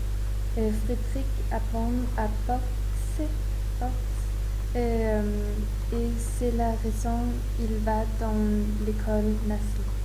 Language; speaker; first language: French; non-native, learner; German